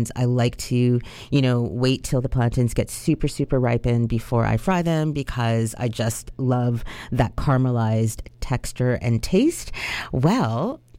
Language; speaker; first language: English; native; English